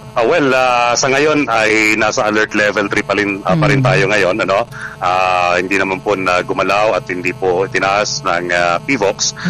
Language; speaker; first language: Filipino; non-native, local second language; Bikol